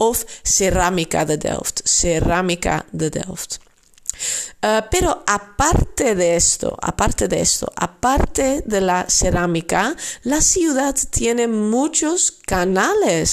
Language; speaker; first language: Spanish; non-native, fluent; Dutch